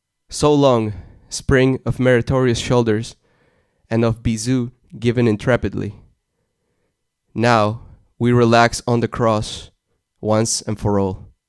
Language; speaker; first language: English; early bilingual, other home language; Spanish